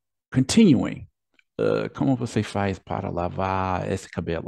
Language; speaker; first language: Portuguese; non-native, fluent; English